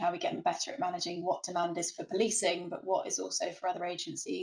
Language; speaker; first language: English; native; English